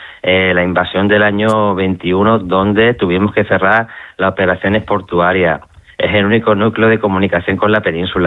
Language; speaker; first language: Spanish; native; Spanish